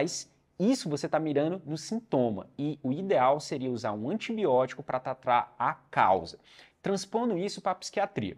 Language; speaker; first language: Portuguese; native; Portuguese